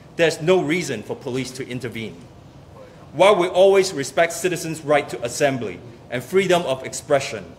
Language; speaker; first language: English; non-native, local second language; Cantonese